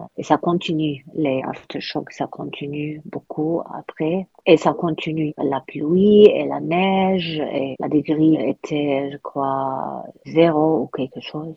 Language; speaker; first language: French; non-native, learner; Arabic